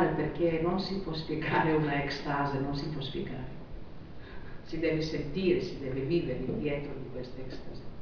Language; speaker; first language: Italian; non-native, fluent; Greek